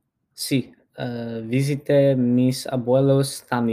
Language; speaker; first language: Spanish; non-native, learner; English